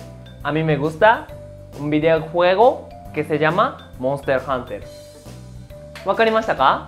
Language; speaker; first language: Spanish; non-native, fluent; Japanese